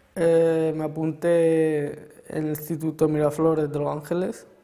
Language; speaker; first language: Spanish; early bilingual, other home language; Arabic